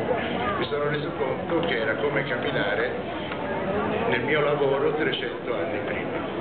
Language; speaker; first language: Italian; native; Italian